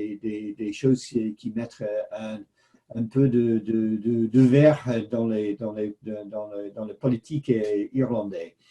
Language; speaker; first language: French; non-native, fluent; English